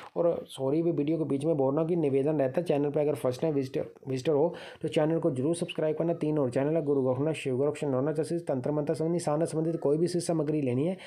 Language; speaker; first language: Hindi; native; Hindi